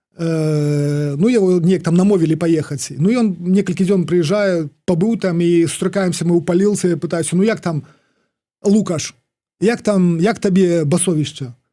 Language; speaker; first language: Belarusian; non-native, local second language; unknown